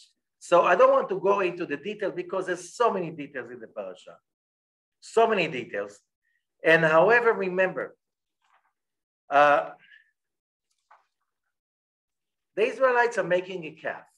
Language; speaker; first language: English; non-native, fluent; Hebrew